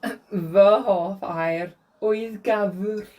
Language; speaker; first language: Welsh; non-native, learner; English